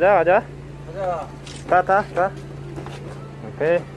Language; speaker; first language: Korean; non-native, learner; Filipino